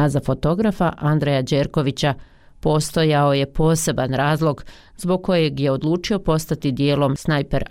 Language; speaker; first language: Croatian; native; Croatian